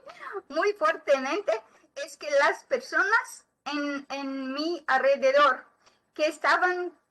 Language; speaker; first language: Spanish; non-native, learner; Portuguese